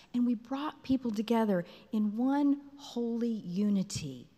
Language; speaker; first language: English; native; English